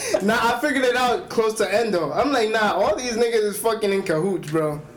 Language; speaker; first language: English; early bilingual, other home language; Spanish